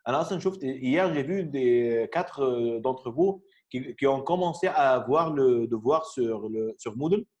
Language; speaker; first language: French; non-native, fluent; Arabic